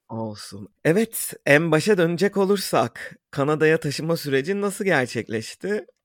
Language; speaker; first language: Turkish; native; Turkish